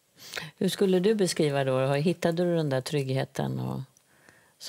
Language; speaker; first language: Swedish; native; Swedish